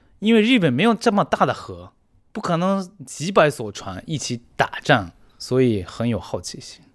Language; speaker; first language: Chinese; non-native, fluent; Japanese